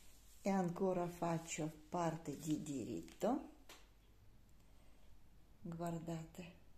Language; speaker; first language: Italian; non-native, learner; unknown